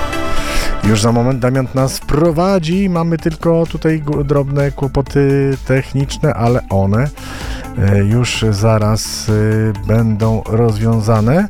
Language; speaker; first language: Polish; native; Polish